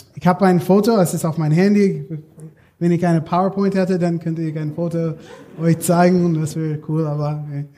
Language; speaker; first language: German; non-native, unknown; English